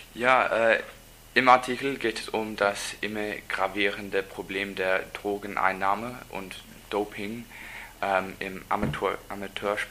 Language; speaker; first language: German; non-native, learner; English